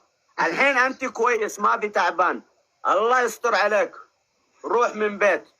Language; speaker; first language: Arabic; non-native, learner; Oromo